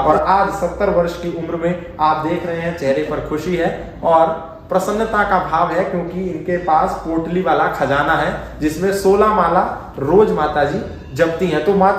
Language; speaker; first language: Hindi; native; Hindi